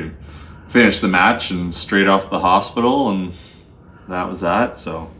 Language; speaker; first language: English; native; English